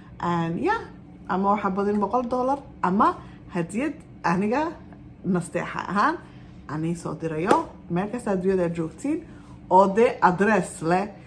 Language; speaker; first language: Somali; early bilingual, heritage; Somali